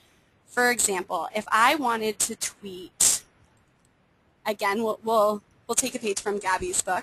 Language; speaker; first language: English; native; English